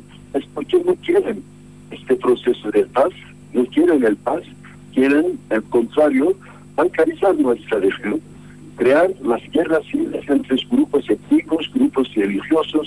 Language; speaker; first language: Spanish; non-native, fluent; Kurdish